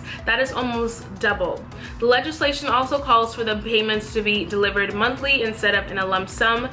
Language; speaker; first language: English; native; English